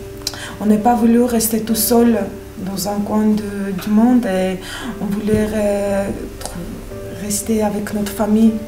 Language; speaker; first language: French; non-native, learner; Armenian